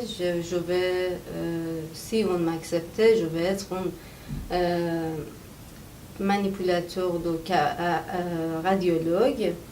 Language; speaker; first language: French; non-native, learner; Persian